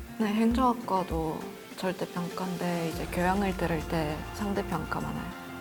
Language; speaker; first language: Korean; non-native, fluent; Russian